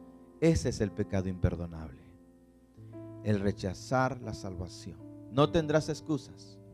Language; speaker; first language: Spanish; native; Spanish